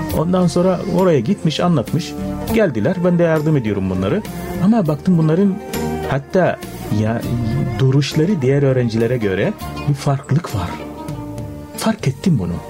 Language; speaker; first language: Turkish; non-native, fluent; Arabic